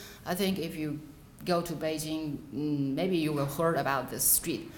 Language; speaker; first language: English; non-native, fluent; Chinese